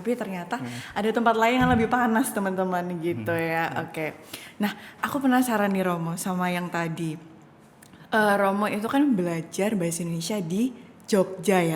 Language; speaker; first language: Indonesian; native; Indonesian